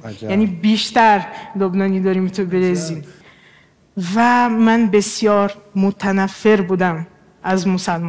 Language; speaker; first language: Persian; non-native, fluent; Portuguese